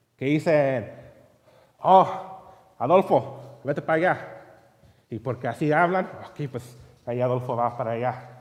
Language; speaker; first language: Spanish; early bilingual, heritage; Spanish